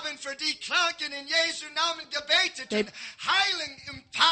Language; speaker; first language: German; non-native, learner; English